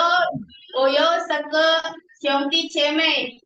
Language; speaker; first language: Chinese; non-native, learner; Indonesian